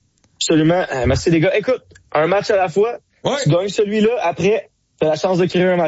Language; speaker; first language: French; native; French